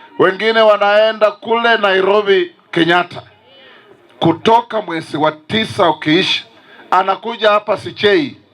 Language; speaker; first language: Swahili; non-native, local second language; Luyia